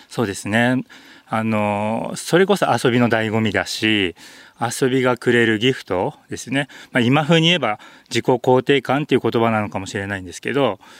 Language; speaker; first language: Japanese; native; Japanese